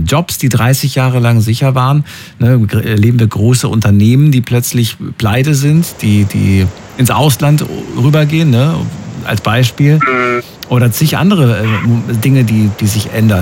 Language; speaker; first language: German; native; German